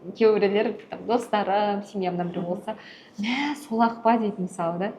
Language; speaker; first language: Kazakh; native; Kazakh